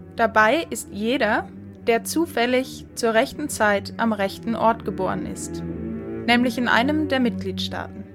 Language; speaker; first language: German; native; German